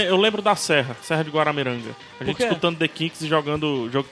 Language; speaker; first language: Portuguese; native; Portuguese